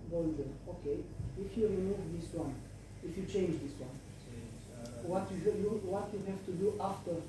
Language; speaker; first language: English; non-native, fluent; Romanian